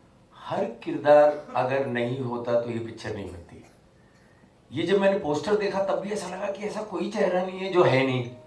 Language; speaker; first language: Hindi; native; Hindi